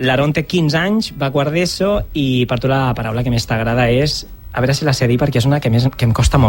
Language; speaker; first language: Catalan; native; Catalan